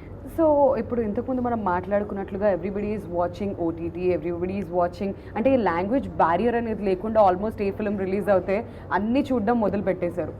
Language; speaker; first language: Telugu; native; Telugu